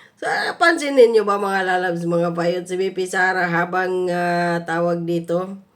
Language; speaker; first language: Filipino; native; Filipino